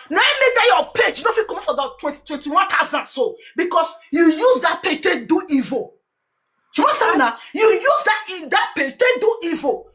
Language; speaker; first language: Nigerian Pidgin; native; Nigerian Pidgin